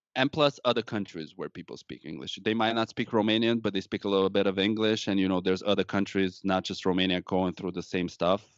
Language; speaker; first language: English; non-native, fluent; Romanian